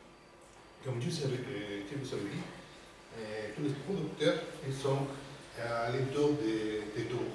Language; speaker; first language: French; non-native, learner; Spanish